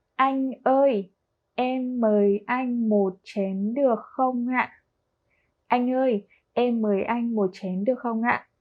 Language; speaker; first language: Vietnamese; non-native, fluent; Korean